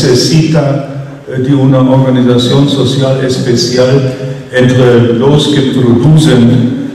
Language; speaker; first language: Spanish; non-native, fluent; German